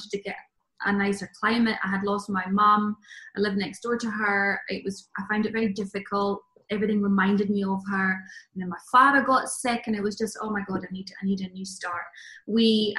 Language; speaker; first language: English; native; English